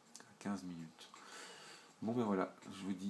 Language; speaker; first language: French; native; French